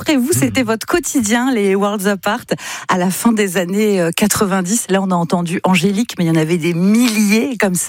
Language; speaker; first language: French; native; French